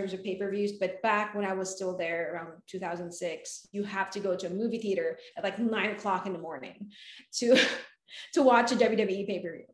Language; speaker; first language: English; non-native, local second language; Filipino